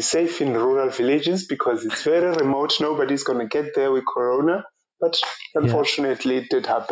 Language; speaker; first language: English; non-native, local second language; Xhosa